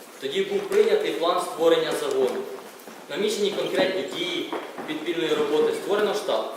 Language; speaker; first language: Ukrainian; native; Ukrainian